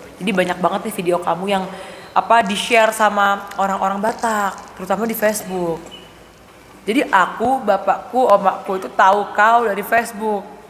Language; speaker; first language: Indonesian; native; Indonesian